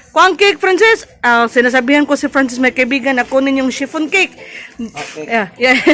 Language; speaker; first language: Filipino; non-native, local second language; Cebuano